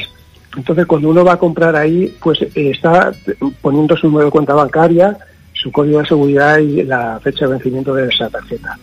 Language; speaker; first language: Spanish; native; Spanish